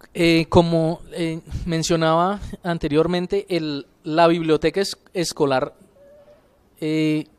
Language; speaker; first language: Spanish; native; Spanish